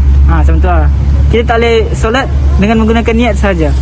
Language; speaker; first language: Malay; native; Malay